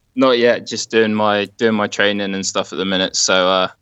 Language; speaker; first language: English; native; English